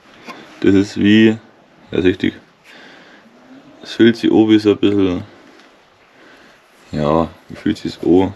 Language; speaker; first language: German; native; German